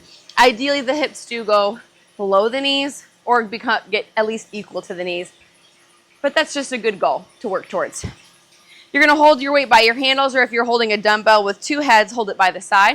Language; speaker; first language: English; native; English